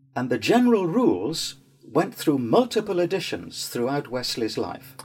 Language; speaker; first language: English; native; English